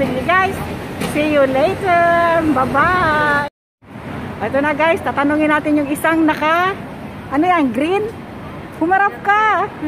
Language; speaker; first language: Filipino; native; Filipino